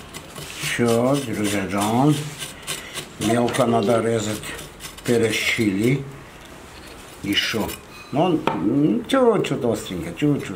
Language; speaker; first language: Russian; non-native, fluent; Armenian